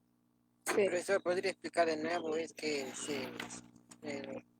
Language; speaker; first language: Spanish; native; Spanish